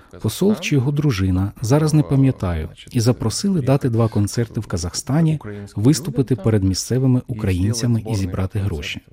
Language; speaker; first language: Ukrainian; non-native, fluent; Lithuanian